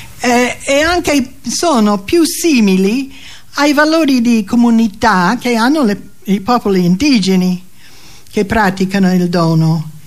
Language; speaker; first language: Italian; non-native, fluent; English